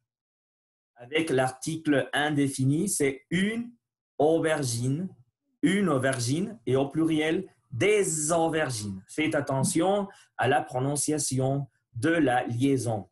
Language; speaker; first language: French; non-native, learner; Spanish